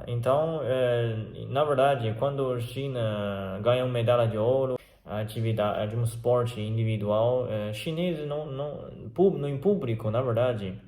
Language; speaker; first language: Portuguese; non-native, learner; Chinese